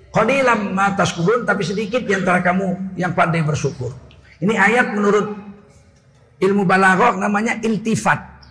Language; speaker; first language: Indonesian; native; Indonesian